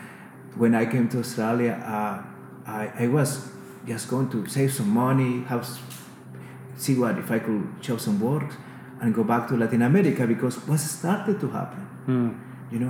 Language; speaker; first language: English; non-native, fluent; Spanish